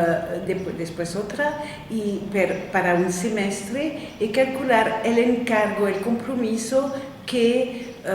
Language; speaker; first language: Spanish; non-native, fluent; French